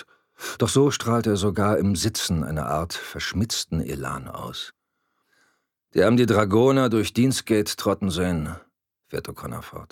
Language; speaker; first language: German; native; German